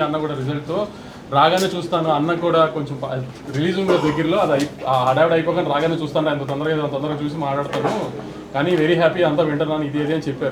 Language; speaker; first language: Telugu; native; Telugu